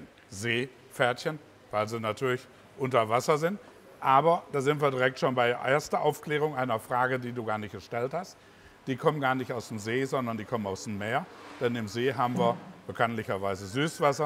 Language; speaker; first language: German; native; German